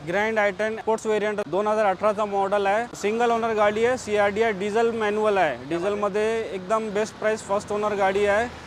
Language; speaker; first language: Marathi; non-native, local second language; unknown